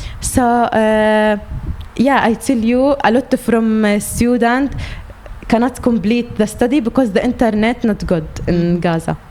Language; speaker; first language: English; non-native, learner; Arabic